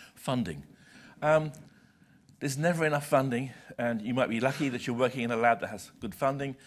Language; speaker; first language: English; native; English